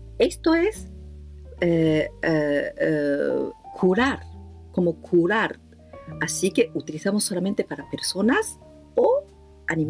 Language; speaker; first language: Spanish; non-native, fluent; Japanese